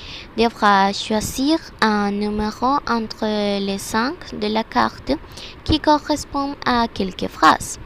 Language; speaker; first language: French; non-native, learner; Spanish